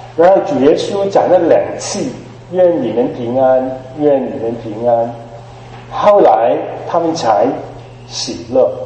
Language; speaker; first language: Chinese; non-native, fluent; Cantonese